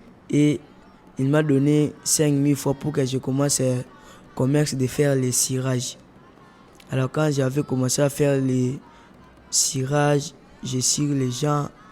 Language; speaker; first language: French; non-native, local second language; Lingala